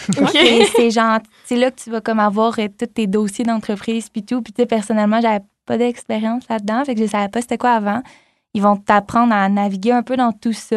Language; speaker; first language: French; native; French